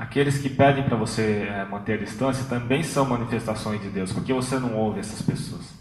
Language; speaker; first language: Portuguese; native; Portuguese